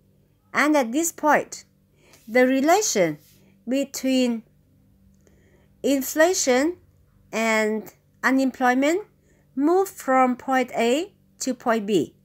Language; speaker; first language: English; non-native, fluent; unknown